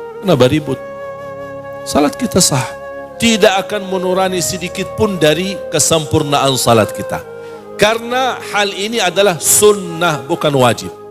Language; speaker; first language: Malay; non-native, fluent; Arabic